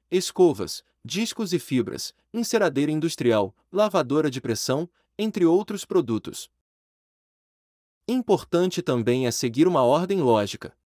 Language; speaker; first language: Portuguese; native; Portuguese